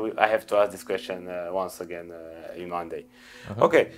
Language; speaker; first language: English; non-native, fluent; Romanian